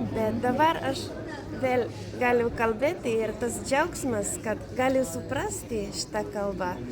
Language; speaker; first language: Lithuanian; non-native, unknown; Finnish